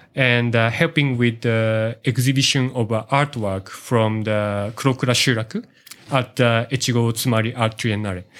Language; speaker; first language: English; non-native, learner; Japanese